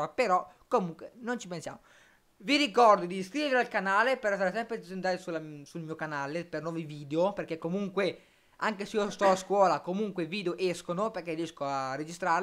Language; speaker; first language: Italian; native; Italian